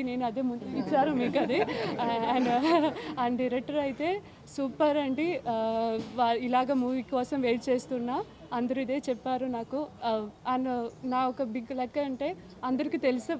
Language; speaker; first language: Telugu; non-native, learner; Malayalam